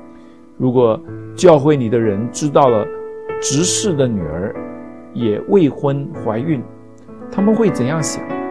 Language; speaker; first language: Chinese; native; Chinese